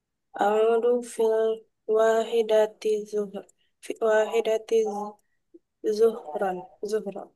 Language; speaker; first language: Arabic; non-native, learner; Indonesian